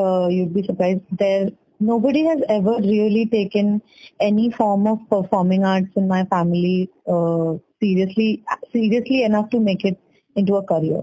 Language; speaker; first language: English; non-native, local second language; Bangla